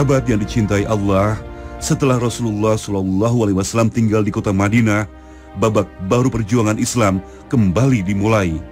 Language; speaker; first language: Indonesian; native; Indonesian